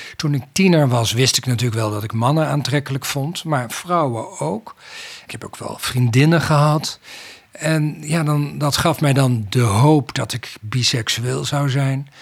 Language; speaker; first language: Dutch; native; Dutch